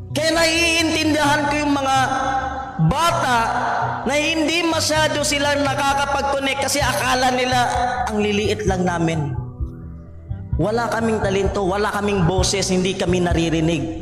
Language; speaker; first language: Filipino; non-native, local second language; Cebuano